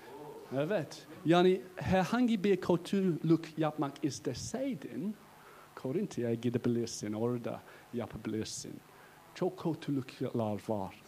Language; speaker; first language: Turkish; non-native, learner; English